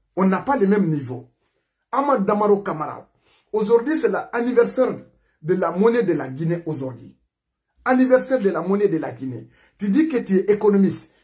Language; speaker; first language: French; non-native, local second language; Mandingo